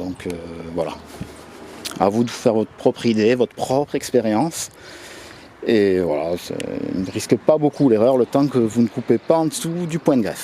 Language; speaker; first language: French; native; French